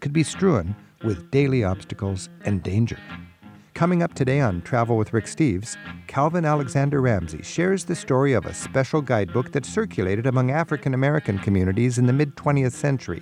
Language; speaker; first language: English; native; English